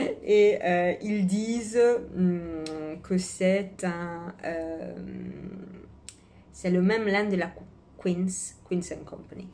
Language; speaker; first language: French; non-native, fluent; Italian